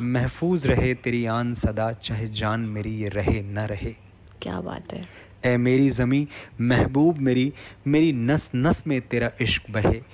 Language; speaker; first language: Hindi; native; Hindi